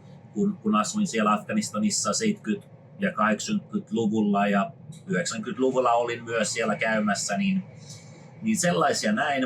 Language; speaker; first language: Finnish; non-native, fluent; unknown